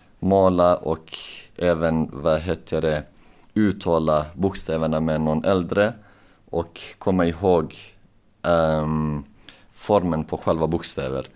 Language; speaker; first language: Swedish; non-native, local second language; Bosnian